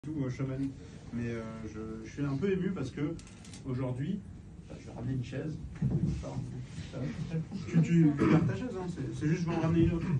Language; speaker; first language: French; native; French